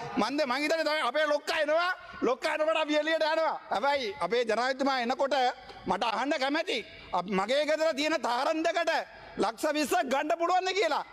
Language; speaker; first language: Sinhala; non-native, local second language; Tamil